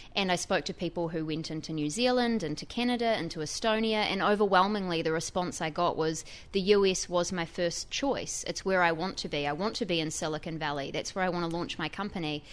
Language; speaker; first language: English; native; English